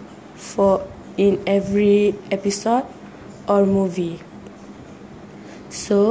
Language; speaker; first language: English; non-native, learner; Malay